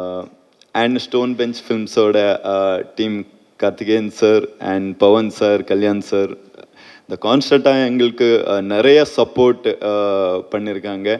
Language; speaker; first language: Tamil; non-native, fluent; Malayalam